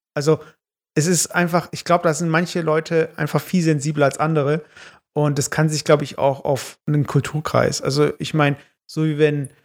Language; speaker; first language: German; early bilingual, other home language; Turkish